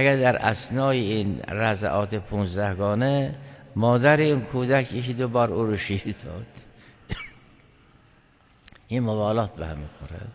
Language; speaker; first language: Persian; native; Persian